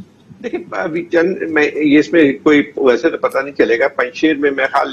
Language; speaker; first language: Urdu; native; Urdu